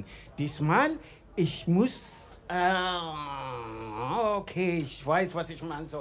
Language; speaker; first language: German; non-native, fluent; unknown